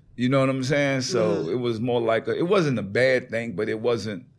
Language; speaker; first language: English; native; English